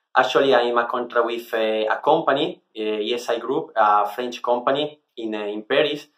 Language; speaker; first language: English; non-native, fluent; Italian